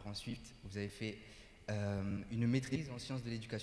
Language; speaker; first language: French; native; French